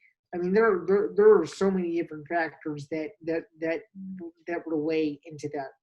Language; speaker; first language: English; native; English